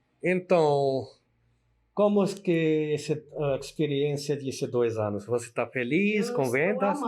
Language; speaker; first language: Portuguese; non-native, learner; Urdu